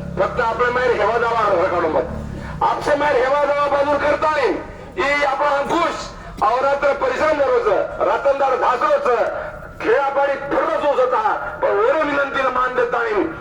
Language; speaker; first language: Marathi; non-native, local second language; Lambadi